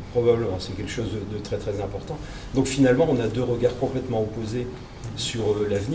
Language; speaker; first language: French; native; French